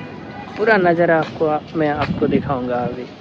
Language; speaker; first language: Hindi; non-native, learner; Bangla